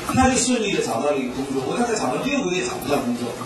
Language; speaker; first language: Chinese; native; Chinese